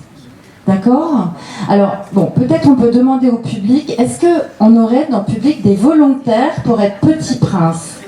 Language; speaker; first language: French; native; French